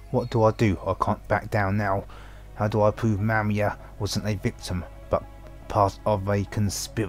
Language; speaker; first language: English; native; English